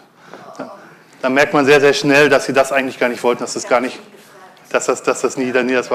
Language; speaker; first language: German; native; German